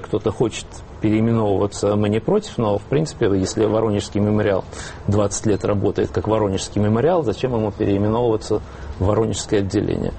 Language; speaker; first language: Russian; native; Russian